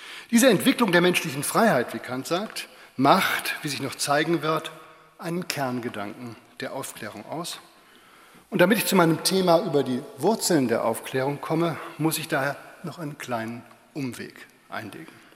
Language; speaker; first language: German; native; German